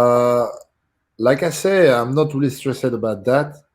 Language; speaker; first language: English; non-native, fluent; French